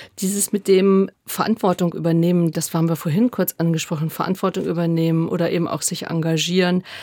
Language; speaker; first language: German; native; German